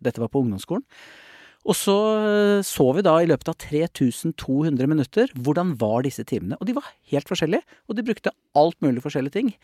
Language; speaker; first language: Norwegian; native; Norwegian